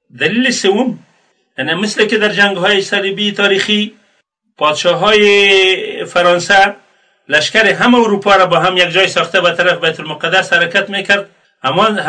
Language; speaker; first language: Persian; native; Persian